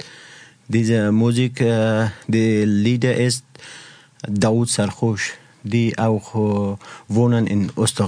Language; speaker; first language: German; non-native, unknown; Persian